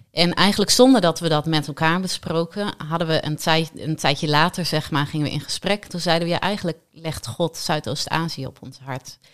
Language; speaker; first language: Dutch; native; Dutch